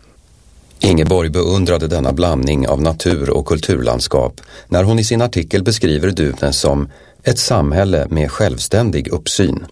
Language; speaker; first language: Swedish; native; Swedish